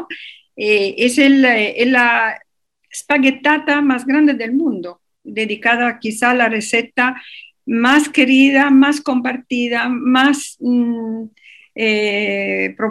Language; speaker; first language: Spanish; non-native, fluent; Italian